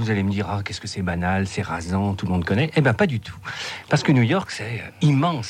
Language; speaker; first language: French; native; French